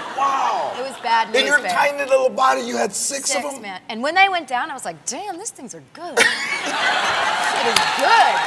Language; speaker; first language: English; native; English